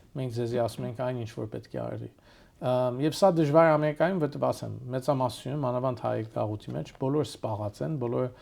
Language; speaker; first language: Armenian; early bilingual, heritage; Armenian